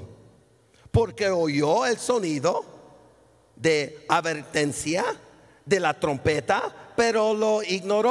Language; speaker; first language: Spanish; early bilingual, heritage; Spanish